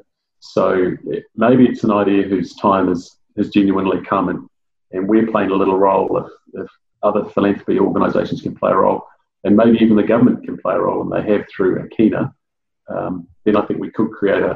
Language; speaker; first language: English; native; English